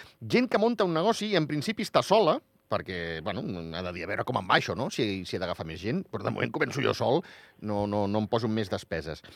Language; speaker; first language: Catalan; native; Catalan